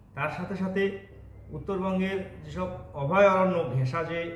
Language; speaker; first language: Bangla; non-native, local second language; Rangpuri